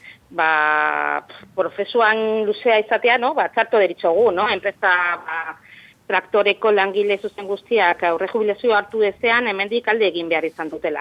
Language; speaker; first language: Basque; non-native, local second language; Spanish